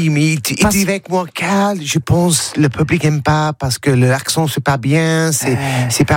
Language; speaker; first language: French; non-native, learner; English